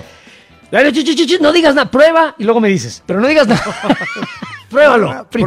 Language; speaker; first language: Spanish; native; Spanish